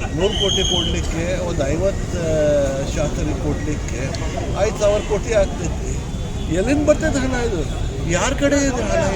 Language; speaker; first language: Kannada; non-native, local second language; Urdu